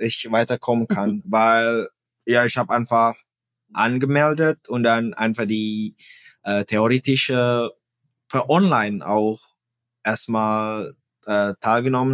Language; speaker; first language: German; non-native, fluent; Indonesian